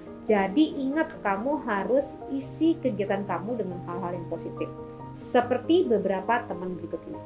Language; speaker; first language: Indonesian; native; Indonesian